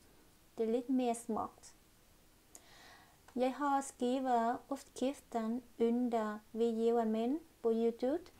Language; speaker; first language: Norwegian; non-native, learner; Vietnamese